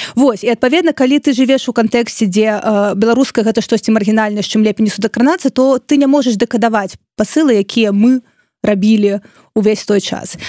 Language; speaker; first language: Belarusian; non-native, local second language; Russian